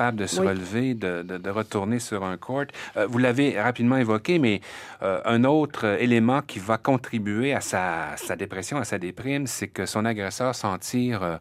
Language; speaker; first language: French; native; French